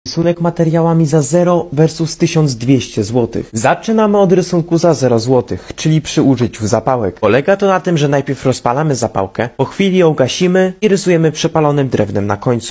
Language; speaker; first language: Polish; native; Polish